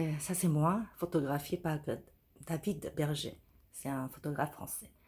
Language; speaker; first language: French; non-native, fluent; Korean